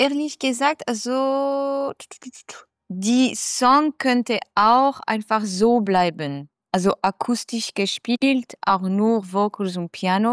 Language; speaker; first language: German; non-native, learner; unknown